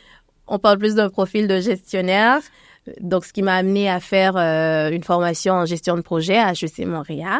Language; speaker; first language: French; native; French